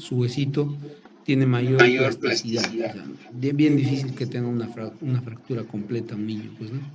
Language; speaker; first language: Spanish; native; Spanish